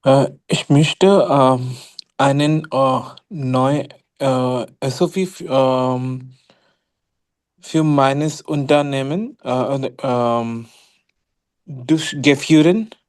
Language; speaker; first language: German; non-native, learner; Hindi